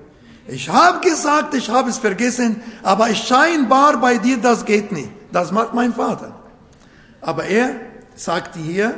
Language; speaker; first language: German; non-native, learner; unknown